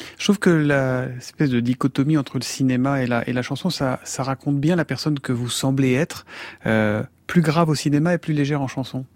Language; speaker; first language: French; native; French